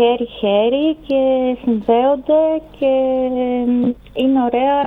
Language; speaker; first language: Greek; native; Greek